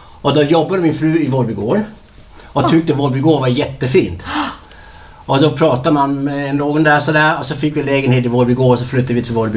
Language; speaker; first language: Swedish; non-native, fluent; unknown